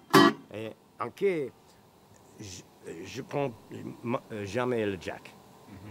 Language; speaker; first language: French; non-native, learner; English